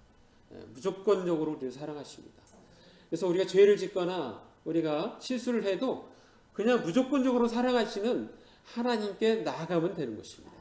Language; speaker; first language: Korean; native; Korean